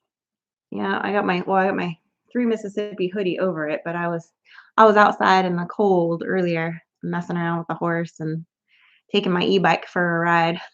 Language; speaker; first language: English; native; English